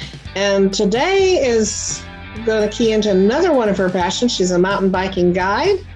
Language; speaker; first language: English; native; English